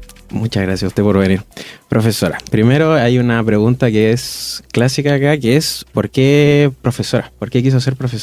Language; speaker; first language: Spanish; native; Spanish